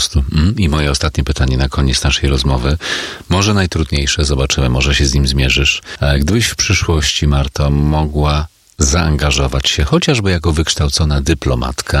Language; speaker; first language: Polish; native; Polish